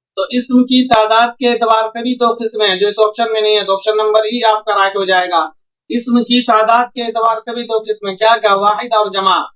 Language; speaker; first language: Hindi; native; Hindi